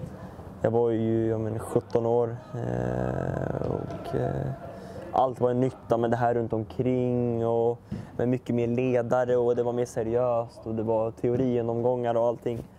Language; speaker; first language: Swedish; native; Swedish